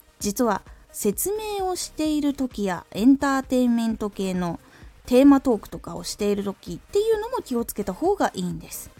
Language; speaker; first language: Japanese; native; Japanese